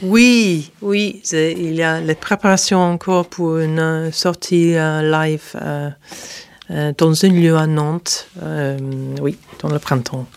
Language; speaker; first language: French; non-native, fluent; English